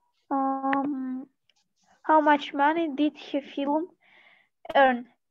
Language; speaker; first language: English; non-native, learner; Russian